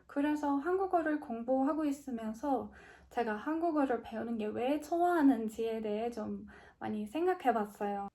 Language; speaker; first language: Korean; non-native, fluent; Turkish